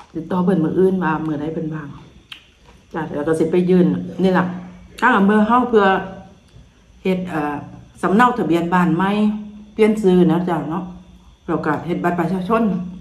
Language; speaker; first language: Thai; native; Thai